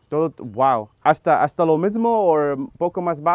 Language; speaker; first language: Spanish; non-native, learner; English